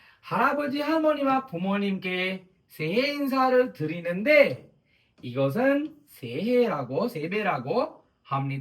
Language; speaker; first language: Korean; non-native, local second language; Sinhala